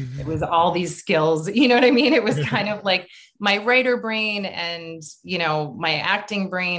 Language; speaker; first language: English; native; English